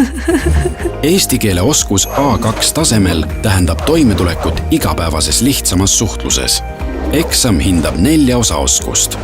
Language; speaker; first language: Estonian; native; Estonian